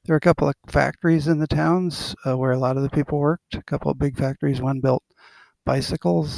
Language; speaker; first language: English; native; English